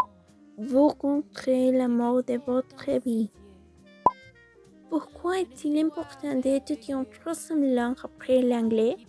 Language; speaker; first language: French; non-native, learner; Spanish